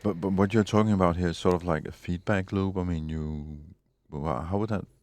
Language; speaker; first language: English; non-native, fluent; Danish